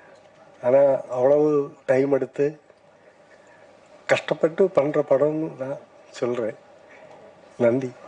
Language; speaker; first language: Tamil; non-native, learner; Malayalam